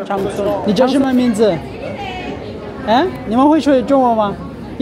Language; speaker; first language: Chinese; non-native, learner; Amharic